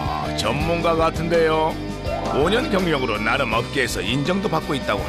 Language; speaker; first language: Korean; native; Korean